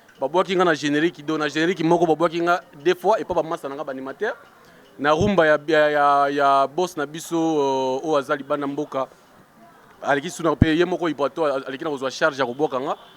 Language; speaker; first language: Lingala; native; Lingala